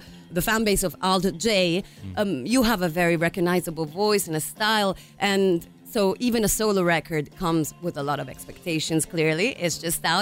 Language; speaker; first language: English; non-native, fluent; Italian